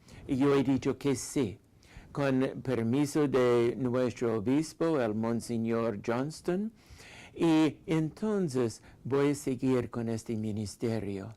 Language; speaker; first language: Spanish; non-native, fluent; English